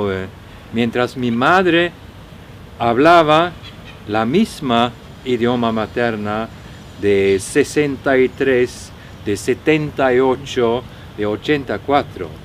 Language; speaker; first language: Spanish; non-native, fluent; Norwegian